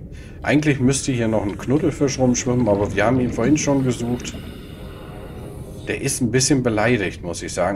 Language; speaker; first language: German; native; German